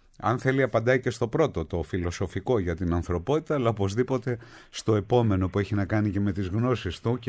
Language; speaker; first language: Greek; native; Greek